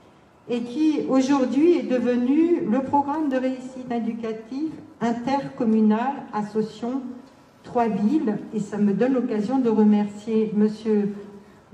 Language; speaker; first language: French; native; French